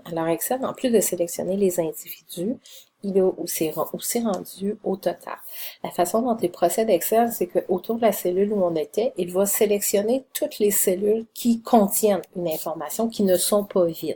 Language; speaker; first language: French; native; French